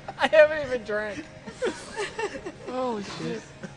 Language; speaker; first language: English; native; English